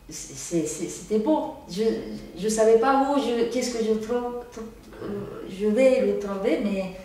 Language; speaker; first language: French; non-native, learner; Japanese